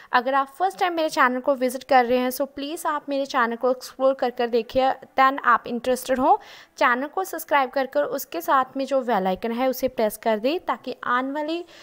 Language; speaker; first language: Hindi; non-native, local second language; Punjabi